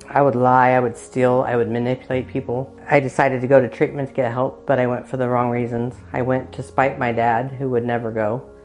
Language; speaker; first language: English; native; English